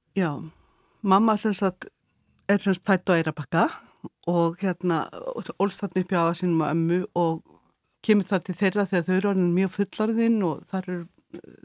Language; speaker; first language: Icelandic; native; Icelandic